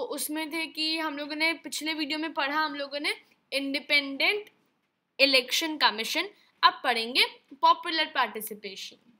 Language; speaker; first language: Hindi; native; Hindi